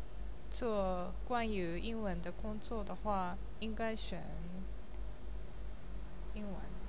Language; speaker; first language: Chinese; non-native, learner; Japanese